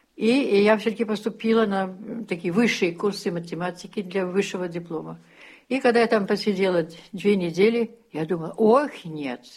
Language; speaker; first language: Russian; early bilingual, heritage; Russian